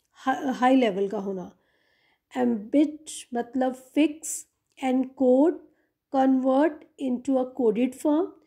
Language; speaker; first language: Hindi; non-native, local second language; Punjabi